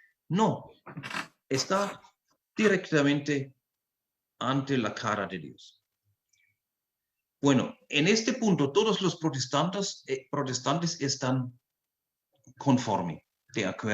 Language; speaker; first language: Spanish; non-native, fluent; German